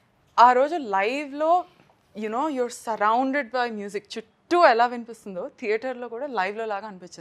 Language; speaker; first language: Telugu; native; Telugu